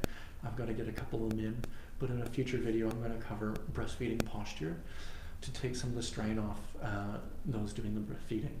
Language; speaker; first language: English; native; English